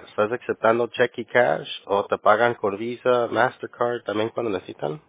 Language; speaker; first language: Spanish; early bilingual, heritage; Spanish